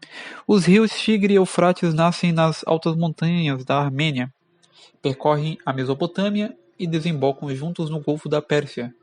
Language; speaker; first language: Portuguese; native; Portuguese